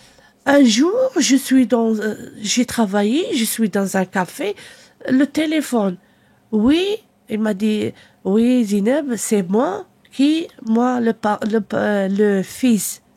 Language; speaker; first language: French; non-native, learner; Arabic